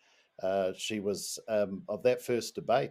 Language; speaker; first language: English; native; English